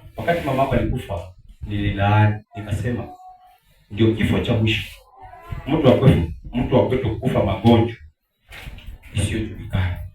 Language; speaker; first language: Swahili; non-native, local second language; Luo (Kenya and Tanzania)